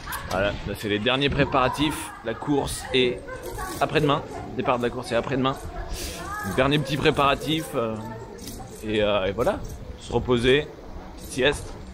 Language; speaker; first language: French; native; French